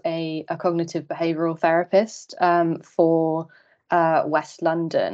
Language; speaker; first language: English; native; English